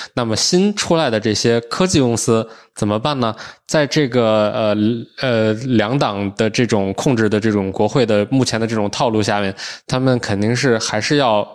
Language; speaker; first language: Chinese; native; Chinese